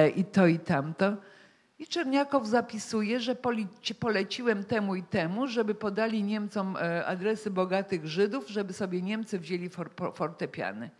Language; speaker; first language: Polish; native; Polish